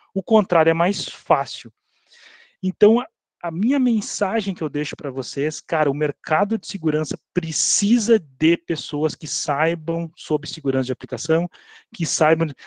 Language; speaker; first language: Portuguese; native; Portuguese